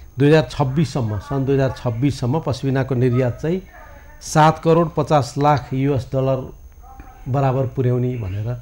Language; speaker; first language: Nepali; native; Nepali